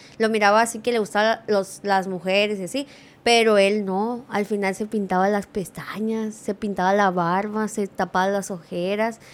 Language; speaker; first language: Spanish; early bilingual, heritage; Spanish